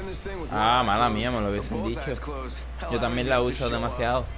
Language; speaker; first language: Spanish; early bilingual, heritage; Spanish